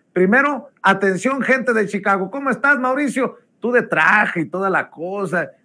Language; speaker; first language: Spanish; early bilingual, other home language; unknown